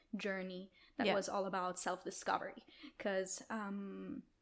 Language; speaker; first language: English; non-native, fluent; Italian